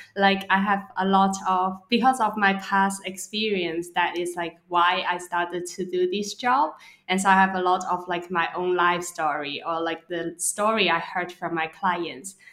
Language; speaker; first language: English; non-native, local second language; Cantonese